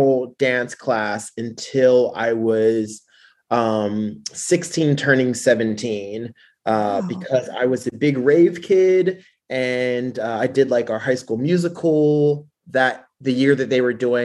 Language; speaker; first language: English; native; English